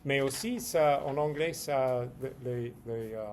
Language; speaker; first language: French; non-native, fluent; English